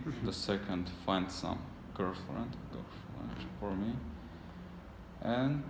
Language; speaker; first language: English; non-native, learner; Armenian